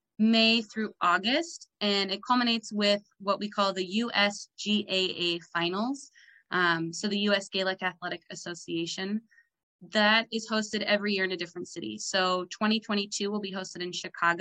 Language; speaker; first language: English; native; English